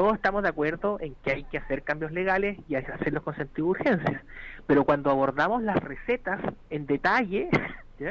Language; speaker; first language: Spanish; native; Spanish